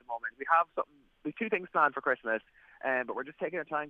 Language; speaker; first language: English; native; English